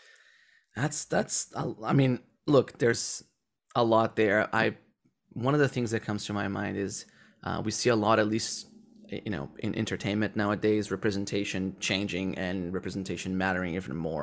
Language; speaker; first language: English; non-native, fluent; Portuguese